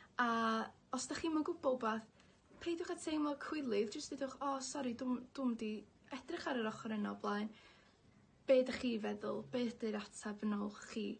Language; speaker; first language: Welsh; native; Welsh